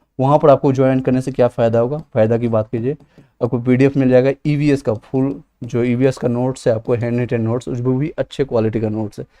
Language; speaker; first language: Hindi; native; Hindi